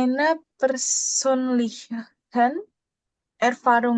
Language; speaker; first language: German; non-native, learner; Indonesian